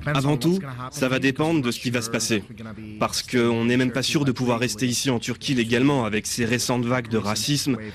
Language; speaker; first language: French; non-native, fluent; Arabic